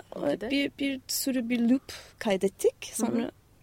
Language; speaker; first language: Turkish; non-native, learner; English